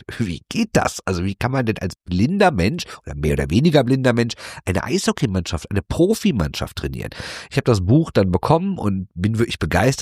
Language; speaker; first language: German; native; German